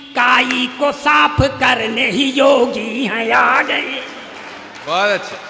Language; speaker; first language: Hindi; native; Hindi